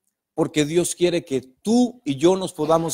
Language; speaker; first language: Spanish; native; Spanish